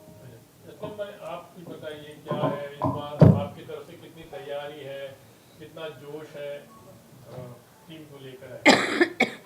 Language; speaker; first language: Hindi; native; Hindi